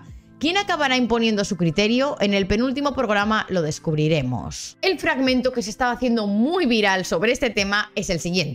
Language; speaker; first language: Spanish; native; Spanish